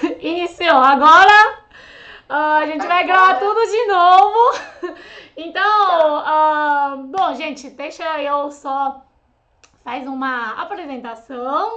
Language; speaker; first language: Portuguese; non-native, fluent; Chinese